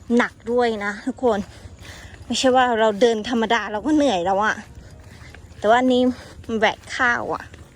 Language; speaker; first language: Thai; non-native, local second language; Shan